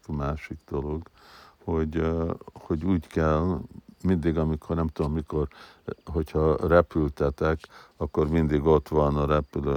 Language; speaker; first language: Hungarian; early bilingual, heritage; Hungarian